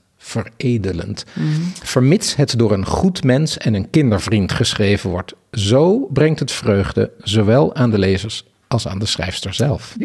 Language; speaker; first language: Dutch; native; Dutch